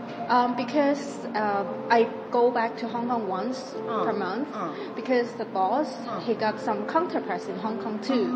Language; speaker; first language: English; non-native, fluent; Cantonese